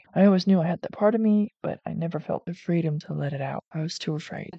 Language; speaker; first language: English; non-native, fluent; Dutch